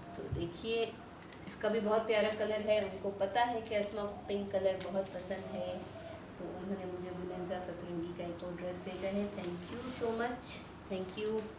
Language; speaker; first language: Urdu; native; Urdu